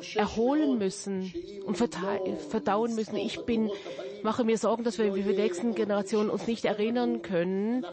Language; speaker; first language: German; non-native, fluent; Hebrew